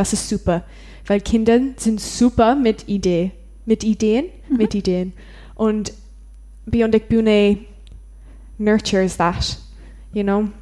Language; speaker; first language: German; non-native, learner; English